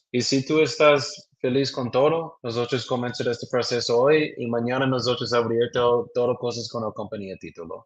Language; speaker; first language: Spanish; non-native, learner; English